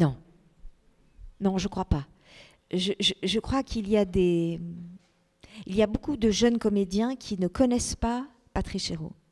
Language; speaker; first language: French; native; French